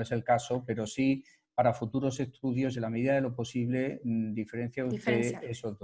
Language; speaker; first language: Spanish; native; Spanish